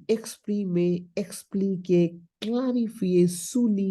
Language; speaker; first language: French; non-native, fluent; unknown